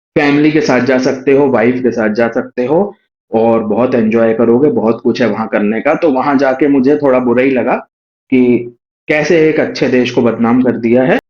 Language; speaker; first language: Hindi; native; Hindi